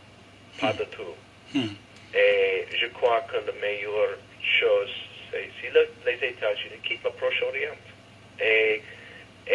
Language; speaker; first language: French; non-native, fluent; English